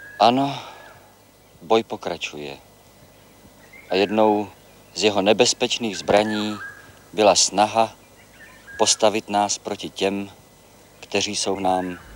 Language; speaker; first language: Czech; native; Czech